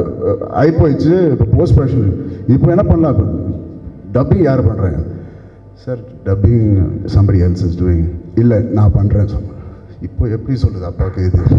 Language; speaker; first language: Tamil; non-native, learner; Telugu